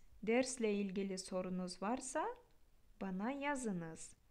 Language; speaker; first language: Turkish; non-native, fluent; Kyrgyz